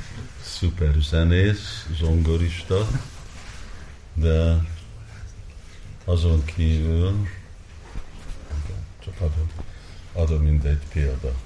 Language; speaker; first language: Hungarian; early bilingual, heritage; Hungarian